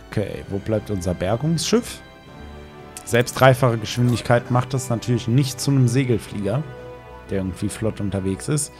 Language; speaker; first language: German; native; German